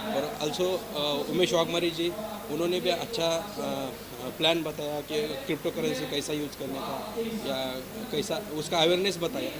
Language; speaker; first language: Hindi; non-native, local second language; Marathi